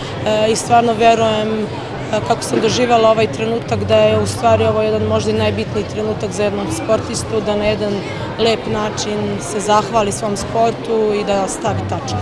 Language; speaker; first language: Serbian; native; Serbian